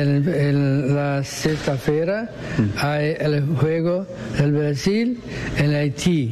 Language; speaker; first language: Spanish; non-native, learner; Portuguese